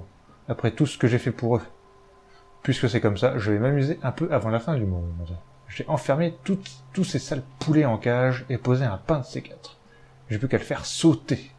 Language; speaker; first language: French; native; French